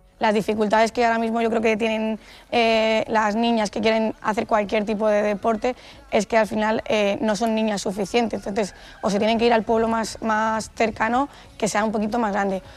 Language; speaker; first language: Spanish; native; Spanish